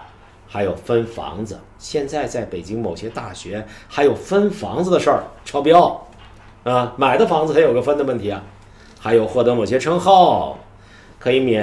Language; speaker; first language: Chinese; native; Chinese